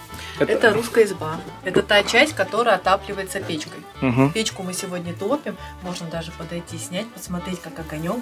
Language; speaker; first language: Russian; native; Russian